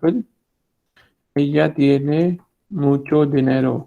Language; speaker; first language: Spanish; non-native, fluent; Hindi